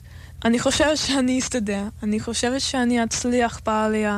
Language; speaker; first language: Hebrew; non-native, fluent; English